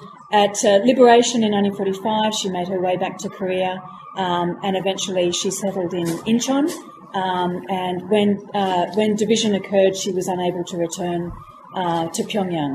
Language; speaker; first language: English; native; English